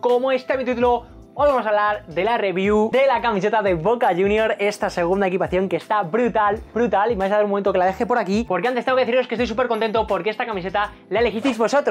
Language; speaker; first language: Spanish; native; Spanish